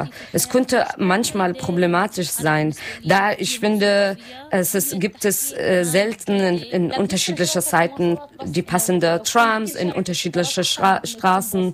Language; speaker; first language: German; non-native, learner; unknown